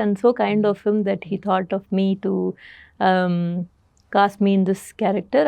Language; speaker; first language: English; non-native, local second language; Tamil